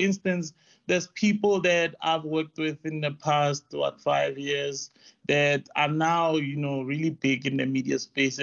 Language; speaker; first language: English; non-native, local second language; Tswana